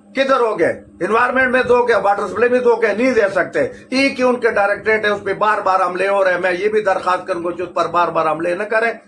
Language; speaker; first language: Urdu; non-native, local second language; Pashto